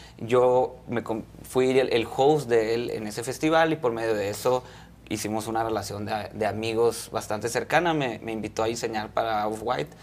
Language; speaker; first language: Spanish; native; Spanish